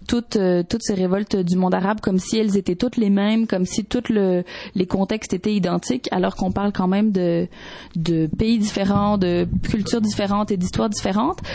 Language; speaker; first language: French; native; French